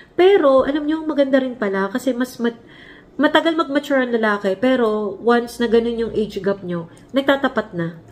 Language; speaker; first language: Filipino; native; Filipino